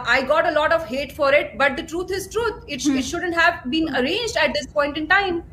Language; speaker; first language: Hindi; native; Hindi